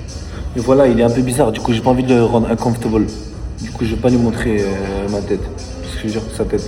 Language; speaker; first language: French; non-native, local second language; Arabic